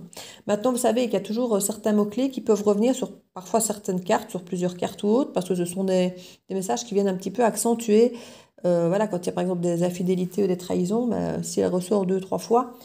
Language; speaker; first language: French; native; French